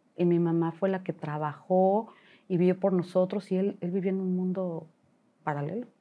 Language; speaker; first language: Spanish; native; Spanish